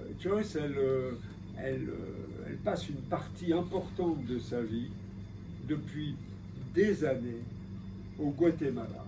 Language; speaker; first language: French; native; French